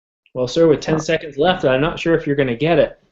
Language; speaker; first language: English; native; English